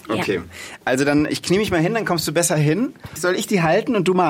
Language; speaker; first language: German; native; German